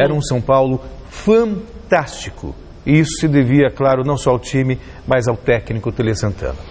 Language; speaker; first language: Portuguese; native; Portuguese